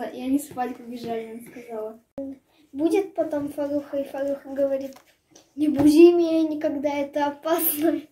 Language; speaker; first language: Russian; early bilingual, other home language; Tajik